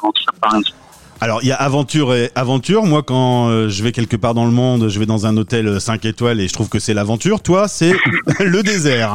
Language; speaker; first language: French; native; French